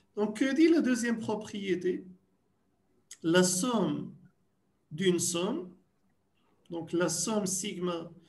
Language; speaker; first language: French; non-native, local second language; Arabic